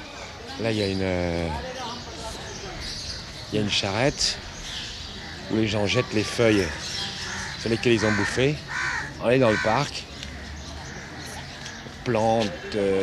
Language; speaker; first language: French; native; French